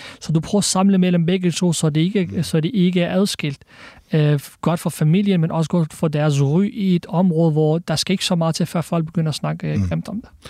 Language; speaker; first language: Danish; early bilingual, other home language; Arabic